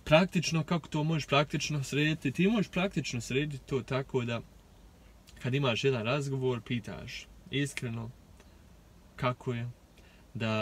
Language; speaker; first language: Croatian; early bilingual, heritage; Croatian